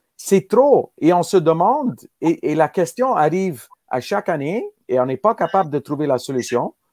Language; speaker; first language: French; native; French